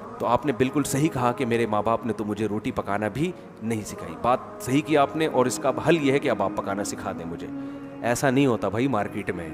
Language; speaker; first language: Urdu; native; Urdu